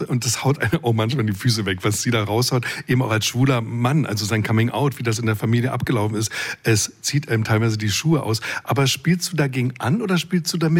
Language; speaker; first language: German; native; German